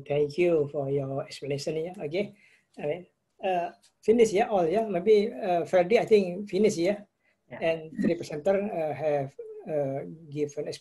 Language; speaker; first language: English; non-native, fluent; Indonesian